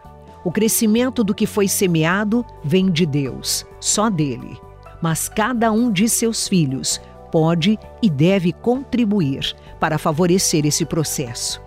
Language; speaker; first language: Portuguese; native; Portuguese